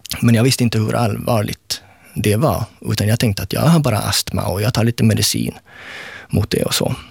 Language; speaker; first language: Swedish; native; Swedish